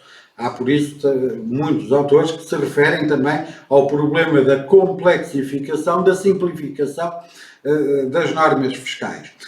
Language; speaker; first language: Portuguese; native; Portuguese